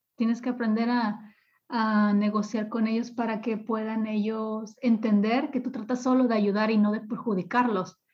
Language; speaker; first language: Spanish; native; Spanish